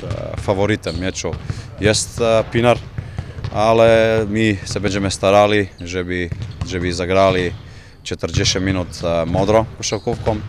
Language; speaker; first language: Polish; non-native, learner; Macedonian